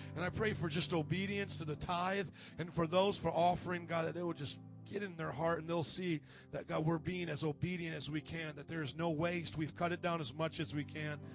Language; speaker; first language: English; native; English